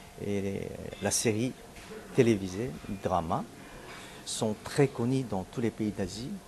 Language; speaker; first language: French; non-native, fluent; Korean